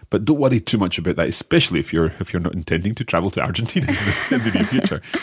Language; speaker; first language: English; native; English